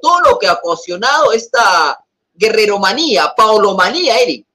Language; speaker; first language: Spanish; native; Spanish